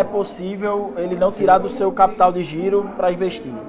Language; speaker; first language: Portuguese; native; Portuguese